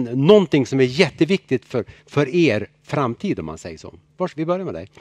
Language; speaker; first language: Swedish; native; Swedish